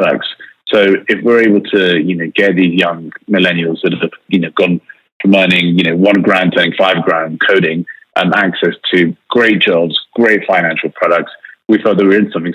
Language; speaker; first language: English; native; English